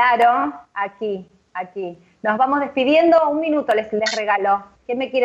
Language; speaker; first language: Spanish; native; Spanish